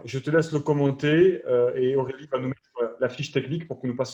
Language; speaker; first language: French; native; French